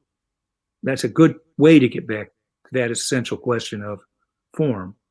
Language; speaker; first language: English; native; English